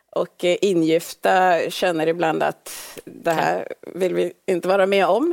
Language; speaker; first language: Swedish; early bilingual, other home language; Swahili